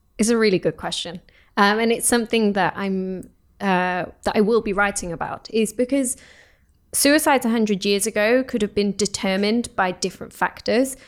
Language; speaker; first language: English; native; English